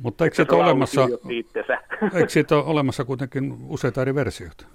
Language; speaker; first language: Finnish; native; Finnish